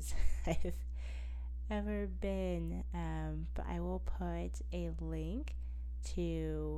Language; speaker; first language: English; native; English